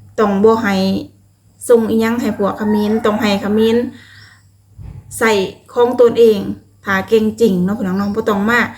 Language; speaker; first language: Thai; non-native, local second language; Lao